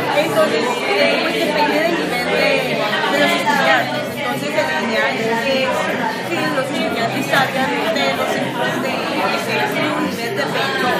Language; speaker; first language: Spanish; non-native, fluent; English